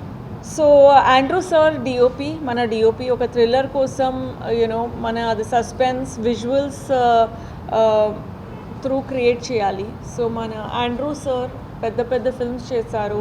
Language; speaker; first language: Telugu; non-native, fluent; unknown